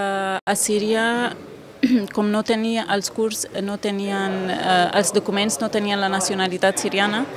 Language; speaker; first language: Catalan; non-native, fluent; Kurdish